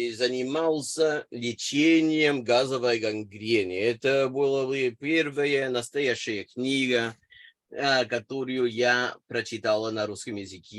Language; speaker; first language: Russian; non-native, fluent; English